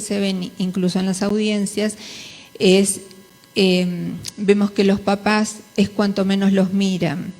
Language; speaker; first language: Spanish; native; Spanish